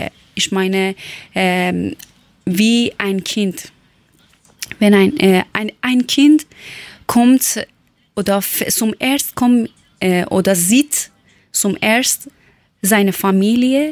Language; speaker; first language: German; non-native, learner; Persian